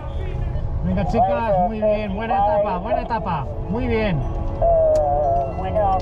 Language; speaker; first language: Spanish; native; Spanish